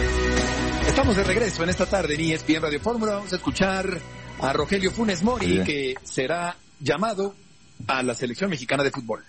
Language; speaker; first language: Spanish; native; Spanish